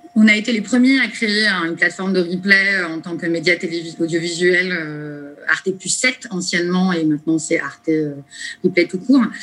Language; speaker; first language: French; native; French